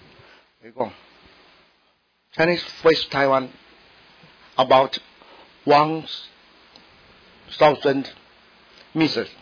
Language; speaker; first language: English; non-native, learner; Min Nan Chinese